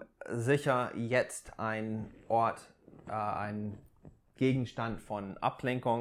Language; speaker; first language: German; non-native, fluent; English